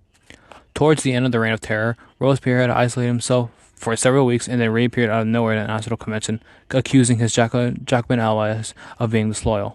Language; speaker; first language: English; native; English